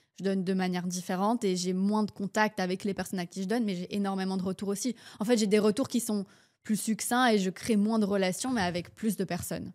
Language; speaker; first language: French; early bilingual, heritage; French